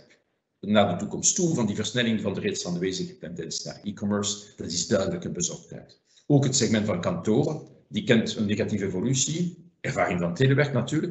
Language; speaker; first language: Dutch; non-native, fluent; French